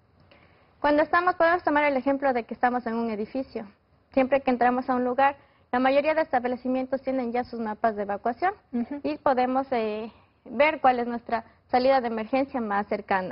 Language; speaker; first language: Spanish; native; Spanish